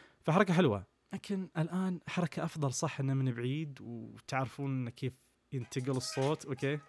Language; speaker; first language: Arabic; native; Arabic